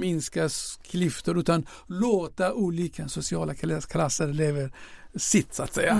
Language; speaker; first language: Swedish; non-native, fluent; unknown